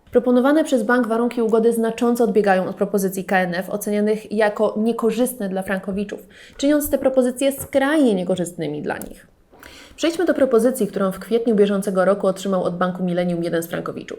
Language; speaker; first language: Polish; native; Polish